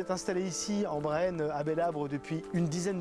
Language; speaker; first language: French; native; French